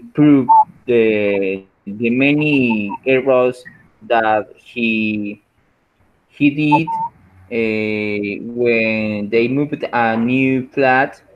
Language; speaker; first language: English; non-native, learner; Spanish